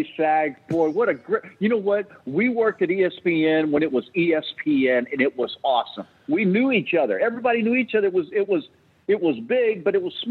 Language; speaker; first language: English; native; English